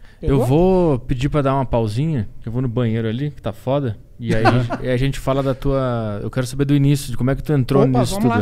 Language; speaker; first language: Portuguese; native; Portuguese